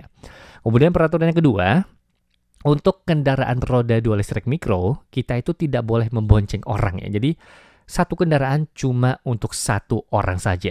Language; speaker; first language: Indonesian; native; Indonesian